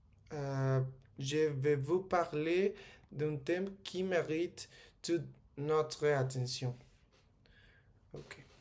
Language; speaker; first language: French; non-native, learner; Spanish